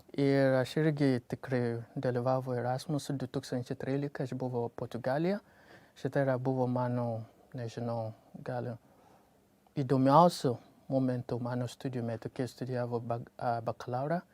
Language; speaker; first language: Lithuanian; non-native, learner; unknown